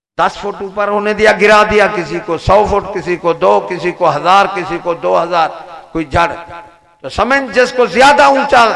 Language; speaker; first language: Urdu; native; Urdu